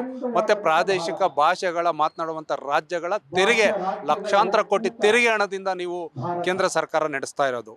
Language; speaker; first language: Kannada; native; Kannada